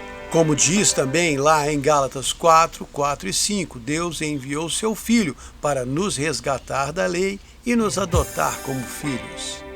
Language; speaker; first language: Portuguese; native; Portuguese